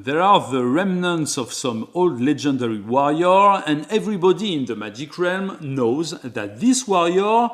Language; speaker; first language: English; non-native, fluent; French